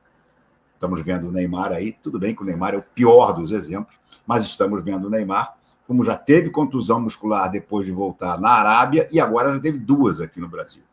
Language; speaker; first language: Portuguese; native; Portuguese